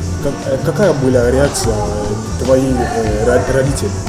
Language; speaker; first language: Russian; non-native, learner; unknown